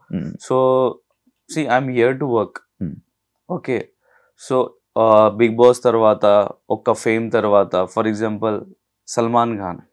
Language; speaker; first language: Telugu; non-native, local second language; Urdu